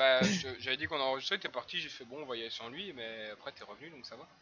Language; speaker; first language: French; native; French